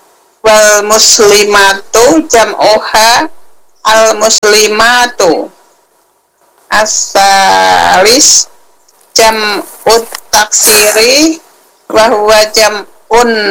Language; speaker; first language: Arabic; non-native, learner; Indonesian